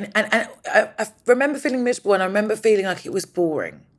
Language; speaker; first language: English; native; English